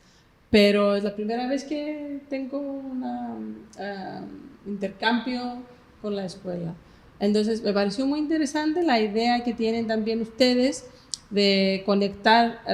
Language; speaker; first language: Spanish; non-native, fluent; Greek